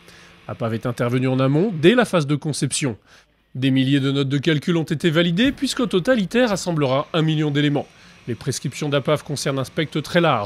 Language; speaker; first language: French; native; French